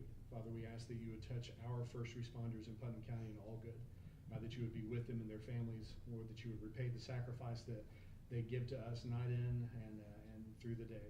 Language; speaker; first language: English; native; English